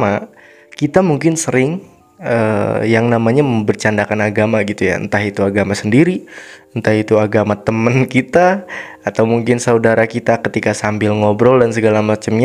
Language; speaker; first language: Indonesian; native; Indonesian